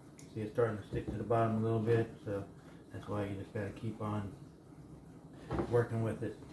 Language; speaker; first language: English; native; English